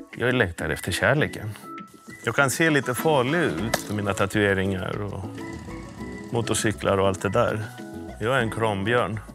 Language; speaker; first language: Swedish; early bilingual, heritage; Swedish